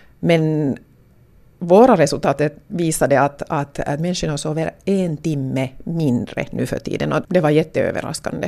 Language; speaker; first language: Swedish; non-native, local second language; Finnish